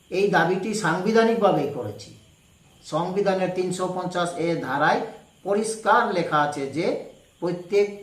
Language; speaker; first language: Bangla; non-native, local second language; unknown